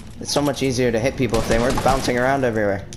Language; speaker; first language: English; native; English